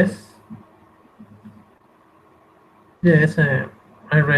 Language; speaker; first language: English; non-native, learner; Spanish